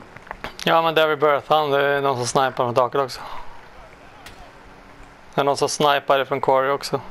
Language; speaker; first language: Swedish; native; Swedish